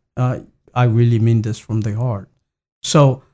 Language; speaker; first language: English; non-native, fluent; Korean